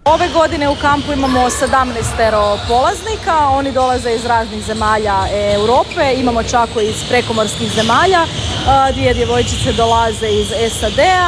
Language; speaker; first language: Serbian; native; Serbian